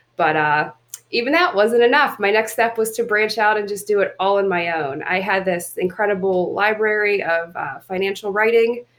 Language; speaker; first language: English; native; English